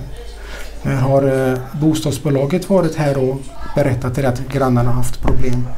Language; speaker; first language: Swedish; native; Swedish